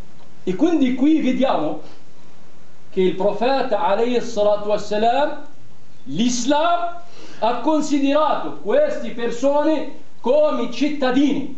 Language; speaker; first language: Italian; non-native, fluent; Arabic